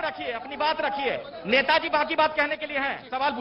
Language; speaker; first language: Hindi; native; Hindi